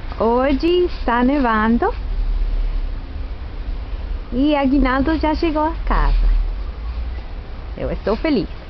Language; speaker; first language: Spanish; non-native, learner; Portuguese